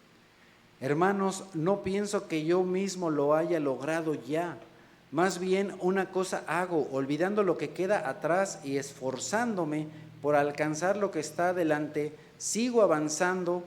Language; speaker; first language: Spanish; native; Spanish